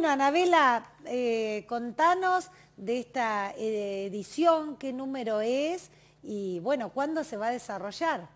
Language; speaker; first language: Spanish; native; Spanish